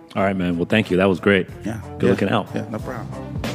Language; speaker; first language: English; native; English